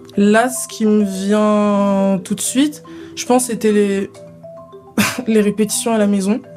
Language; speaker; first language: French; native; French